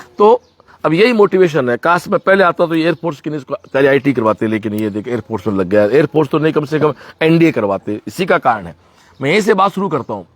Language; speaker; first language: Hindi; native; Hindi